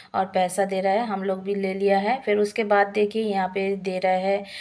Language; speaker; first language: Hindi; non-native, local second language; Odia